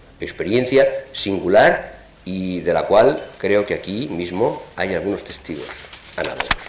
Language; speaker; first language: Spanish; native; Spanish